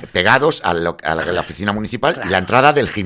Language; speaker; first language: Spanish; native; Spanish